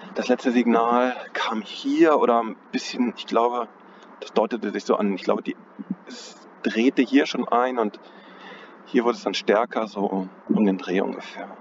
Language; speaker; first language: German; native; German